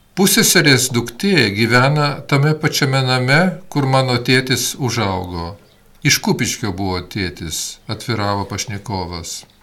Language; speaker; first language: Lithuanian; early bilingual, heritage; Lithuanian